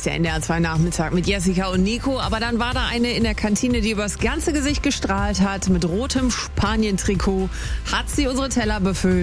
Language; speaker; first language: German; native; German